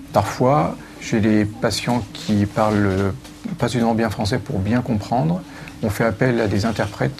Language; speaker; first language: French; native; French